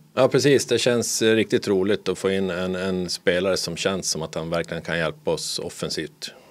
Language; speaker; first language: Swedish; native; Swedish